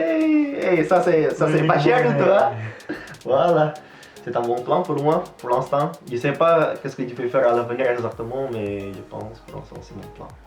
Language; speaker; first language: French; non-native, fluent; Indonesian